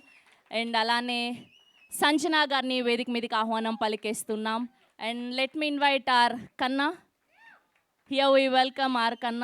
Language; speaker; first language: Telugu; native; Telugu